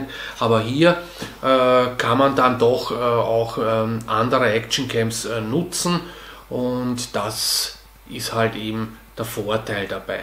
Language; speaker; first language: German; native; German